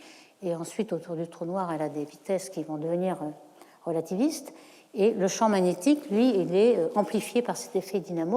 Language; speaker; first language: French; native; French